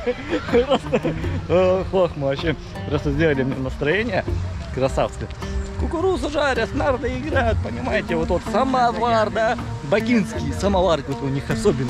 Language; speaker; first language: Russian; native; Russian